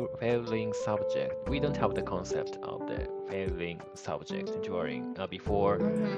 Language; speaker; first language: English; non-native, learner; Japanese